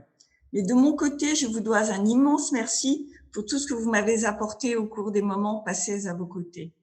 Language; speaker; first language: French; native; French